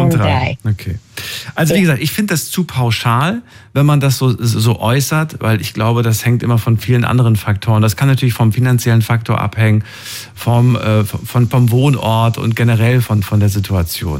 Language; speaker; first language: German; native; German